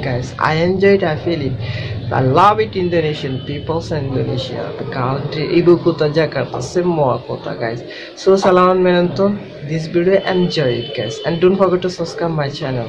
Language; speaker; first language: English; non-native, local second language; Bangla